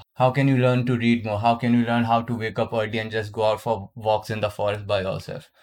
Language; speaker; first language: English; non-native, local second language; Hindi